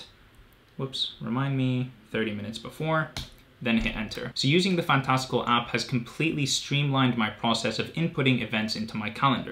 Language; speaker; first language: English; native; English